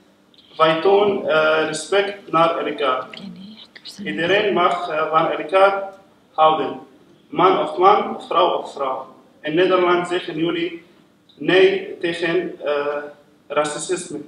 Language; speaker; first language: Dutch; non-native, learner; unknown